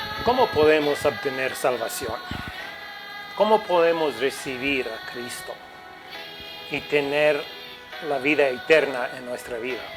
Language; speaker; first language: Spanish; non-native, fluent; English